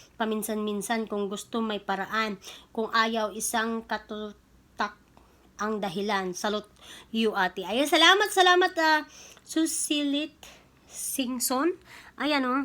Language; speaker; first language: Filipino; non-native, local second language; Cebuano